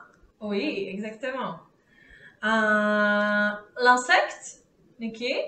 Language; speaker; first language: French; non-native, fluent; Czech